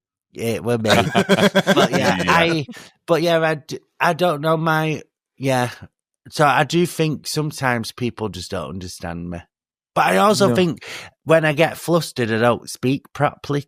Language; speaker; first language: English; native; English